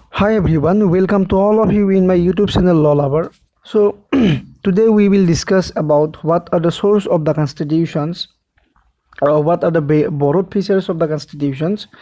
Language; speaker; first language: English; non-native, local second language; Assamese